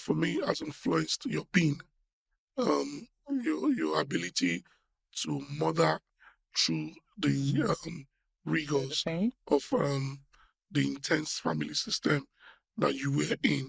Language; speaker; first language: English; non-native, local second language; Yoruba